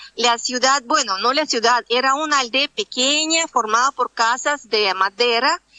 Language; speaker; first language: Spanish; non-native, fluent; Russian